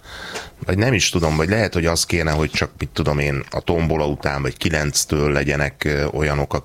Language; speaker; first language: Hungarian; native; Hungarian